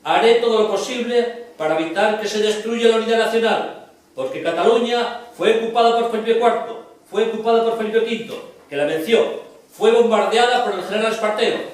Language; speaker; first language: Spanish; non-native, local second language; Galician